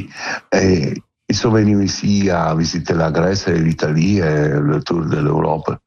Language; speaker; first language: French; non-native, learner; Italian